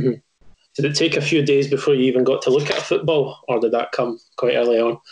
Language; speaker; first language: English; native; English